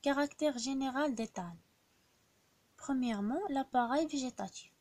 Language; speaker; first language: French; non-native, local second language; Arabic